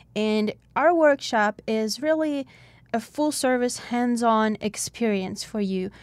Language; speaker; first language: English; non-native, fluent; Russian